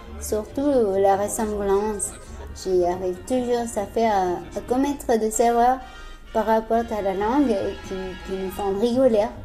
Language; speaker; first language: French; non-native, fluent; Spanish